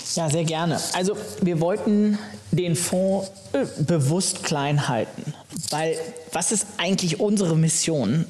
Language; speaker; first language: German; native; German